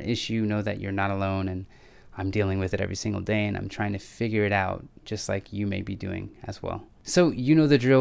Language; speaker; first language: English; native; English